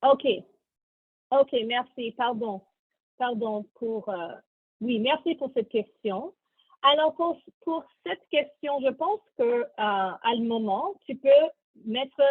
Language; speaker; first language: French; non-native, learner; English